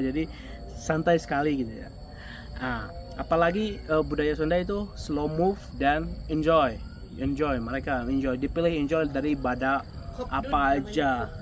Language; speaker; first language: Indonesian; non-native, fluent; Arabic